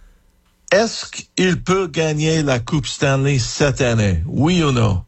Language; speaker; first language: French; non-native, fluent; English